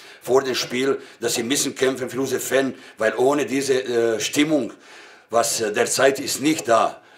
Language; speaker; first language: German; non-native, learner; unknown